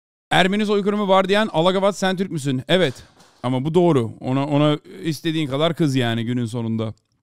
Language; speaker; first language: Turkish; native; Turkish